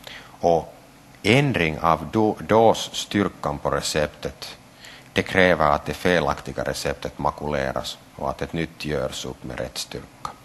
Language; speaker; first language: Swedish; non-native, local second language; Finnish